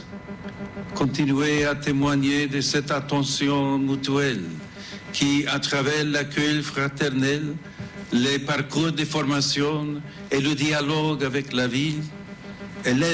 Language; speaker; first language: French; non-native, fluent; English